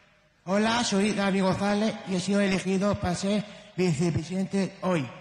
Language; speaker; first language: Spanish; native; Spanish